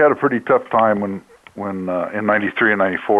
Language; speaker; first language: English; native; English